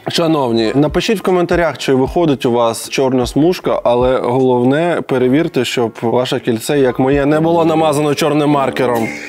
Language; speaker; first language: Ukrainian; non-native, local second language; Russian